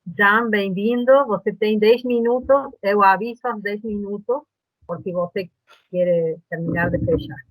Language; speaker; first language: Portuguese; non-native, learner; Spanish